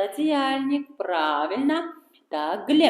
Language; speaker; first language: Russian; non-native, local second language; Kara-Kalpak